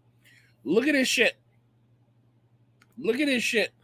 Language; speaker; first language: English; native; English